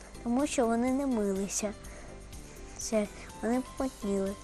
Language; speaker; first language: Ukrainian; non-native, local second language; Russian